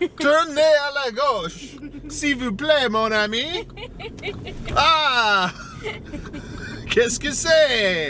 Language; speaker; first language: French; non-native, learner; English